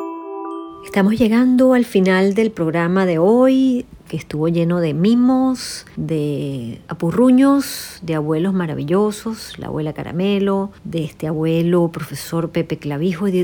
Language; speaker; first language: Spanish; native; Spanish